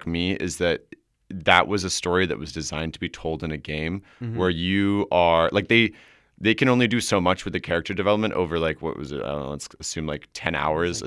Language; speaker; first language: English; native; English